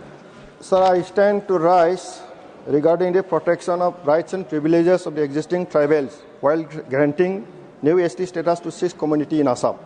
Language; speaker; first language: English; non-native, local second language; Bodo